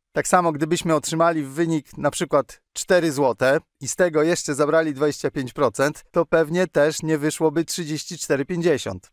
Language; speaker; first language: Polish; native; Polish